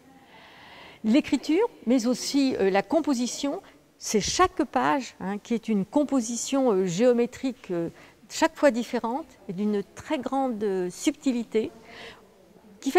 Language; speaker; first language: French; native; French